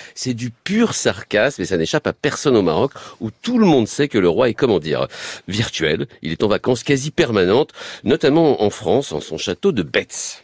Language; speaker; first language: French; native; French